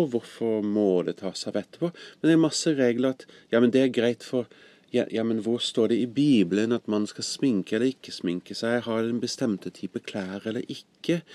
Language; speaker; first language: Norwegian; non-native, fluent; English